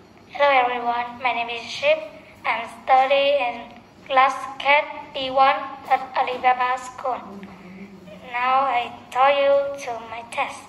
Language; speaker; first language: English; non-native, learner; Vietnamese